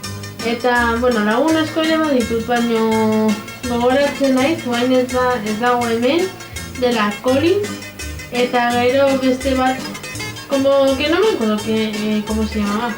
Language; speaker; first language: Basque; non-native, local second language; Spanish